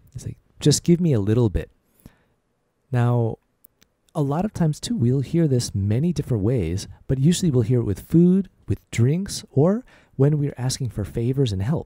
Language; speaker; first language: English; native; English